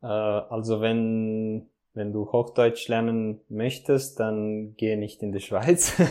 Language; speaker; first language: German; non-native, fluent; Italian